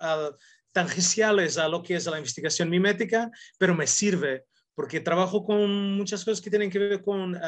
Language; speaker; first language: Spanish; non-native, fluent; Italian